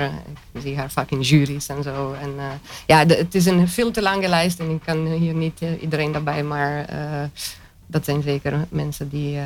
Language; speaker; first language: Dutch; non-native, fluent; Romanian